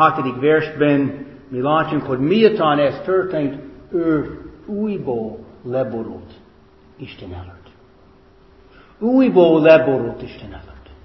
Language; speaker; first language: Hungarian; non-native, fluent; English